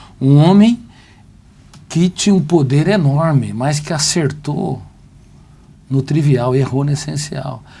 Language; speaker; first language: Portuguese; native; Portuguese